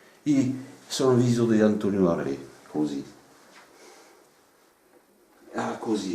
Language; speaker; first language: Italian; non-native, learner; French